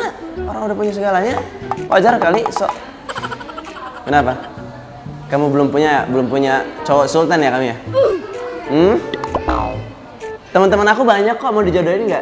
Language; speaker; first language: Indonesian; native; Indonesian